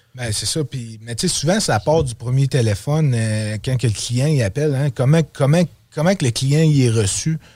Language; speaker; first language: French; native; French